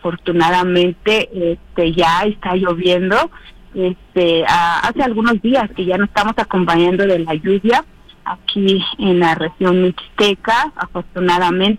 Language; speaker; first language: Spanish; non-native, local second language; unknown